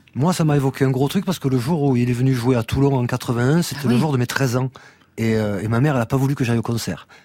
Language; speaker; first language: French; native; French